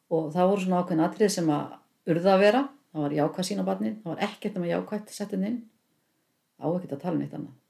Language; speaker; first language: Icelandic; native; Icelandic